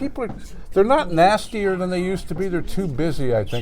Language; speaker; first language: English; native; English